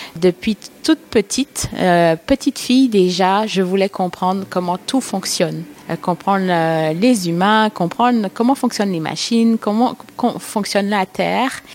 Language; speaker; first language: French; native; French